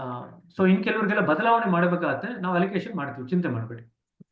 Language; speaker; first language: Kannada; native; Kannada